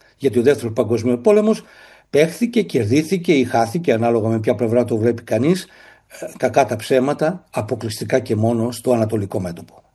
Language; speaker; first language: Greek; native; Greek